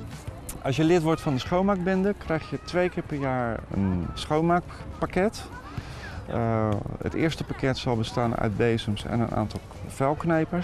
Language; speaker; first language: Dutch; native; Dutch